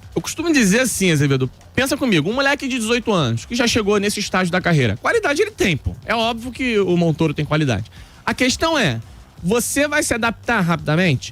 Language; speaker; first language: Portuguese; native; Portuguese